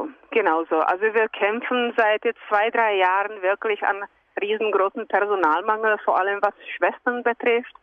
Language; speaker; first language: German; non-native, fluent; Czech